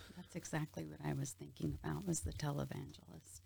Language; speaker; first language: English; native; English